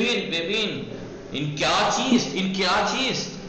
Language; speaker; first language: Persian; non-native, fluent; Urdu